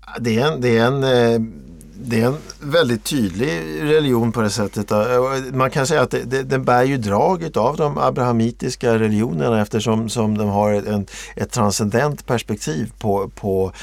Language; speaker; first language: Swedish; native; Swedish